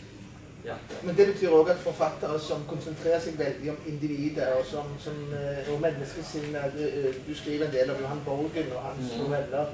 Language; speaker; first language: Norwegian; native; Norwegian